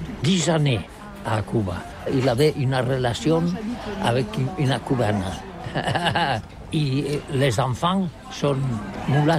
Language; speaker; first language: French; non-native, learner; Catalan